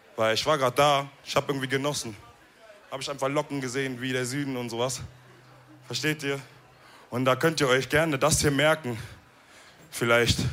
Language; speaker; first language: German; early bilingual, other home language; Wolof